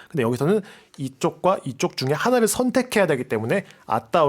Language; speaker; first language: Korean; native; Korean